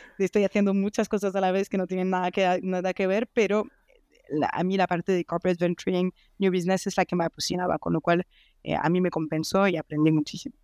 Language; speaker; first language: Spanish; non-native, fluent; French